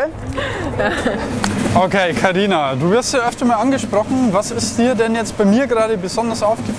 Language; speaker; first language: German; native; German